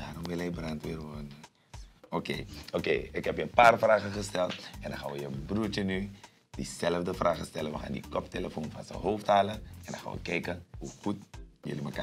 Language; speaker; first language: Dutch; native; Dutch